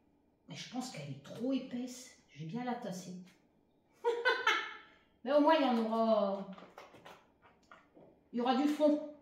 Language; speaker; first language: French; native; French